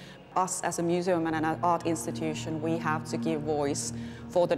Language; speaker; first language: English; non-native, fluent; Finnish